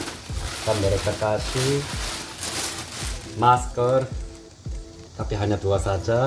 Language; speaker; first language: Indonesian; non-native, learner; Korean